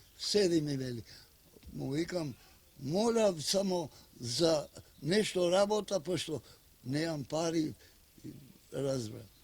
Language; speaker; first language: Macedonian; native; Macedonian